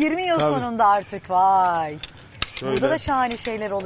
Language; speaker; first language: Turkish; native; Turkish